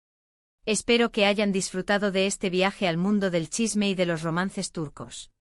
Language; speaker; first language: Spanish; native; Spanish